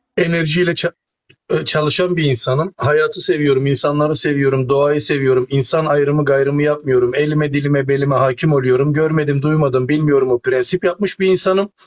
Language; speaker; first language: Turkish; native; Turkish